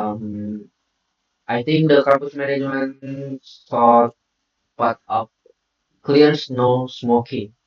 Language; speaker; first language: English; non-native, learner; Indonesian